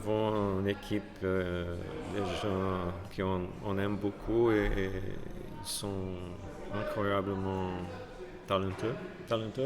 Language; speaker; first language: French; non-native, fluent; Portuguese